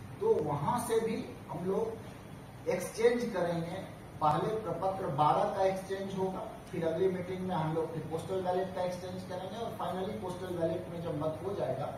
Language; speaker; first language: Hindi; native; Hindi